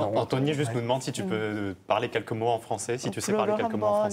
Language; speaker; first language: French; native; French